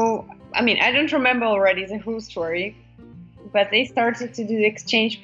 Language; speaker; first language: English; non-native, fluent; Russian